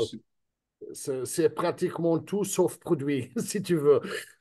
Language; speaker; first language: French; non-native, fluent; Spanish